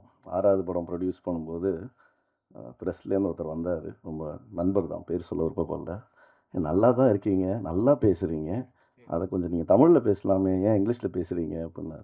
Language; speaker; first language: Tamil; native; Tamil